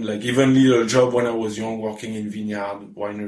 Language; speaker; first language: English; non-native, fluent; French